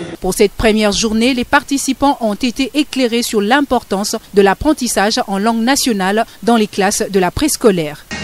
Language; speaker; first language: French; non-native, local second language; Lingala